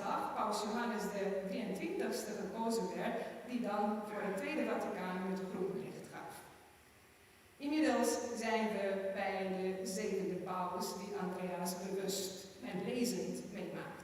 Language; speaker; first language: Dutch; non-native, fluent; German